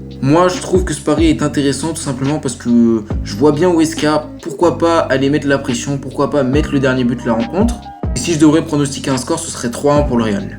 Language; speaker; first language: French; native; French